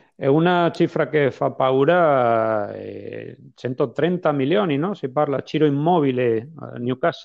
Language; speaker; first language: Italian; non-native, fluent; Spanish